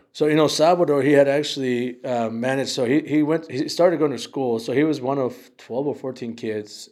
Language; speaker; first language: English; early bilingual, other home language; Spanish